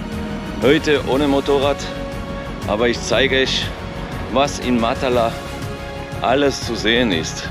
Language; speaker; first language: German; non-native, fluent; French